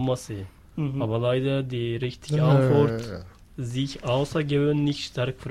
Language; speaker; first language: German; non-native, learner; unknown